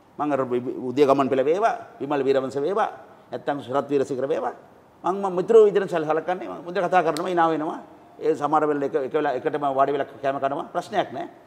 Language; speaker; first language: Sinhala; non-native, local second language; Tamil